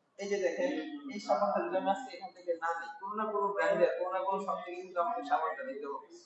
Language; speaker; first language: Bangla; native; Bangla